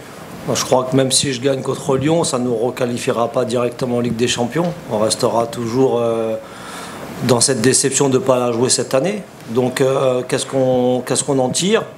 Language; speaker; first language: French; native; French